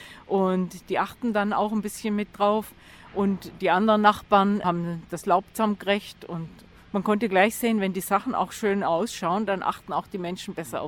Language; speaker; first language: German; native; German